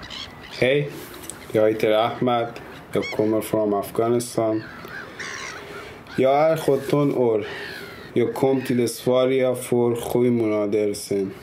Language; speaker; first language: Swedish; non-native, learner; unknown